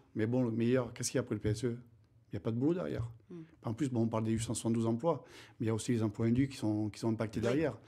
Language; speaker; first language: French; native; French